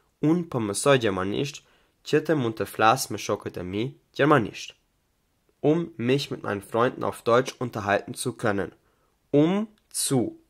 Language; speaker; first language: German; non-native, fluent; Albanian